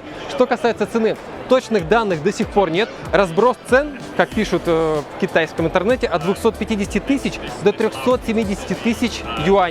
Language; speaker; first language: Russian; native; Russian